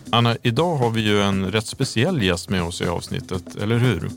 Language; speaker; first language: Swedish; native; Swedish